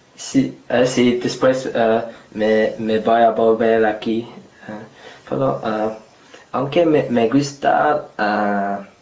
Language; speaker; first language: Spanish; non-native, fluent; English